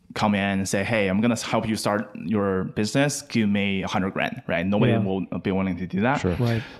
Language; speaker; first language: English; non-native, fluent; Chinese